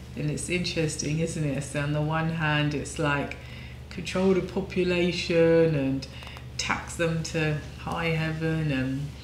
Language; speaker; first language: English; native; English